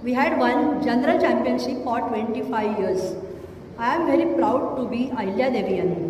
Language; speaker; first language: English; non-native, local second language; Marathi